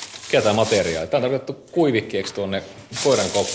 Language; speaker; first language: Finnish; native; Finnish